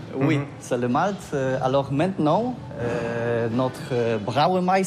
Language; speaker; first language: French; non-native, learner; Polish